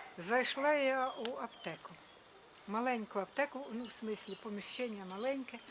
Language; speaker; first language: Ukrainian; native; Ukrainian